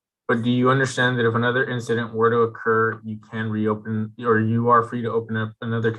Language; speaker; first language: English; native; English